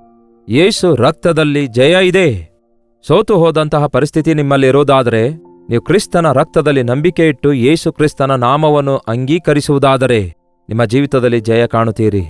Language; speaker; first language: Kannada; native; Kannada